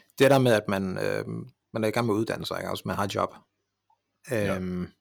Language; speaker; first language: Danish; early bilingual, other home language; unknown